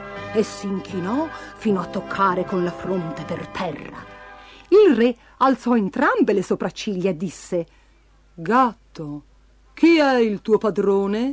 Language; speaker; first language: Italian; native; Italian